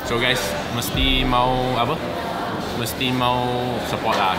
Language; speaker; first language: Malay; non-native, local second language; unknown